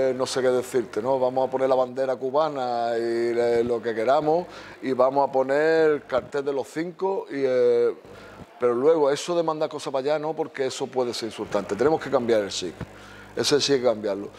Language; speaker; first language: Spanish; native; Spanish